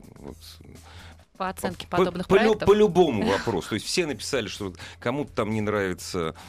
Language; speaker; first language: Russian; native; Russian